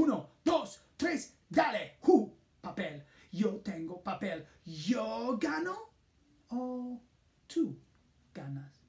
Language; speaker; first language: Spanish; non-native, fluent; English